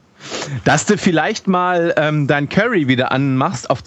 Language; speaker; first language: German; native; German